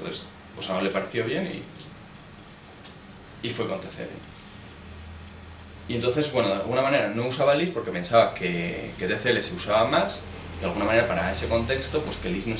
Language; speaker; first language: Spanish; native; Spanish